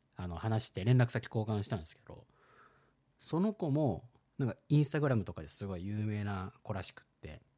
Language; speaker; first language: Japanese; early bilingual, heritage; Japanese